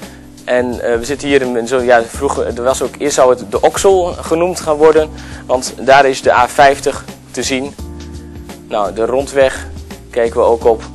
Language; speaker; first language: Dutch; native; Dutch